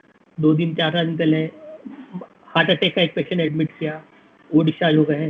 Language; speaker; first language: Hindi; native; Hindi